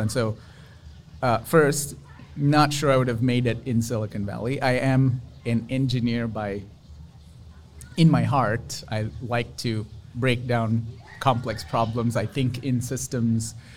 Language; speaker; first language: English; non-native, local second language; Sinhala